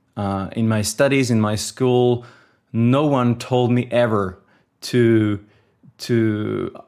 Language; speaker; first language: English; non-native, fluent; German